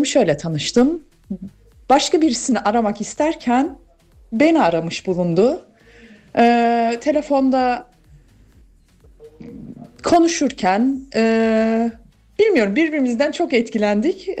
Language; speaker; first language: Turkish; early bilingual, other home language; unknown